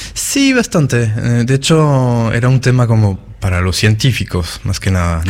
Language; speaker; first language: Spanish; non-native, fluent; French